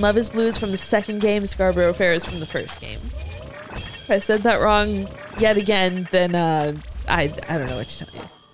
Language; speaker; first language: English; native; English